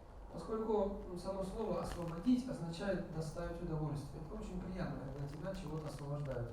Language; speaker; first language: Russian; native; Russian